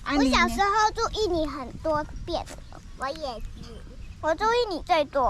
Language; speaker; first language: Chinese; early bilingual, heritage; Chinese